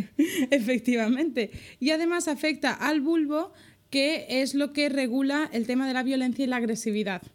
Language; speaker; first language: Spanish; native; Spanish